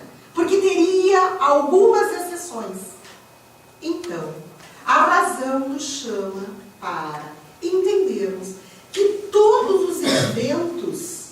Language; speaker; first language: Portuguese; native; Portuguese